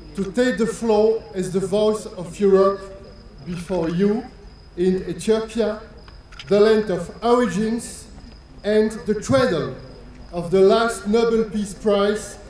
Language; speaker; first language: English; non-native, fluent; French